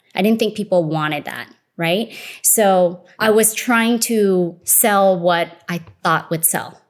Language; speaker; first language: English; early bilingual, other home language; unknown